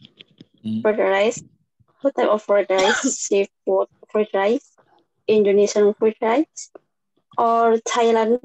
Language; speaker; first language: English; non-native, learner; Indonesian